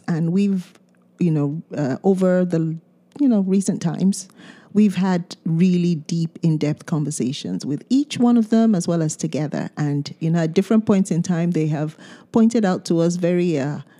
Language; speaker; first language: English; non-native, local second language; Yoruba